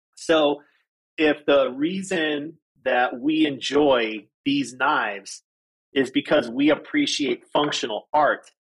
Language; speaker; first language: English; native; English